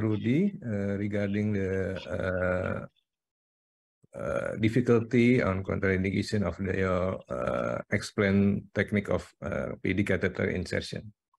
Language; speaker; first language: English; non-native, fluent; Indonesian